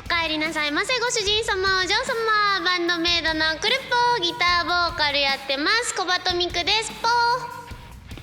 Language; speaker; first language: Japanese; native; Japanese